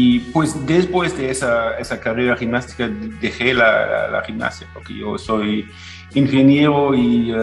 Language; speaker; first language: Spanish; non-native, fluent; German